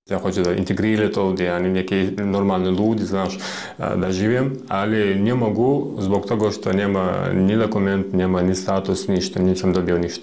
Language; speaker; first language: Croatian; non-native, learner; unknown